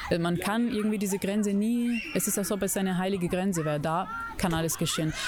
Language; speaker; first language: German; non-native, fluent; Italian